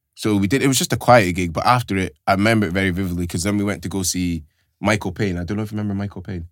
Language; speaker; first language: English; native; English